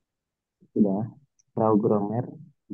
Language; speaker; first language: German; non-native, learner; Indonesian